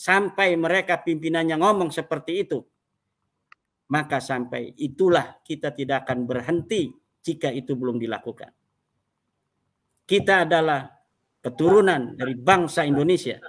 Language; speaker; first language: Indonesian; native; Indonesian